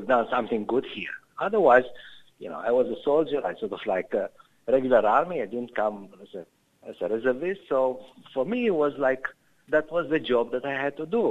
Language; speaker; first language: English; non-native, fluent; Romanian